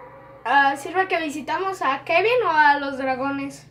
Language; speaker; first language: Spanish; native; Spanish